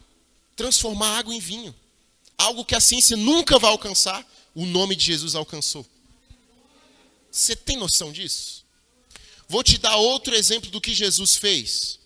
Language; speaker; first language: Portuguese; native; Portuguese